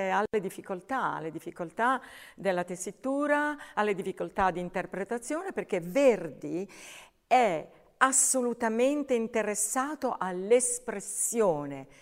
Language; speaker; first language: Italian; native; Italian